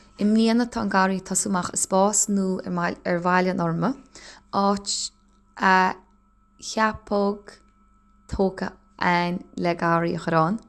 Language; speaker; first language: Irish; native; Irish